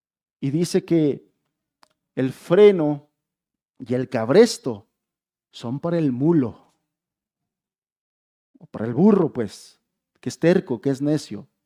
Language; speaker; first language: Spanish; native; Spanish